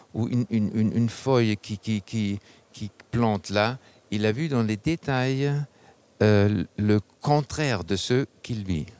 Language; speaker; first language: French; non-native, fluent; German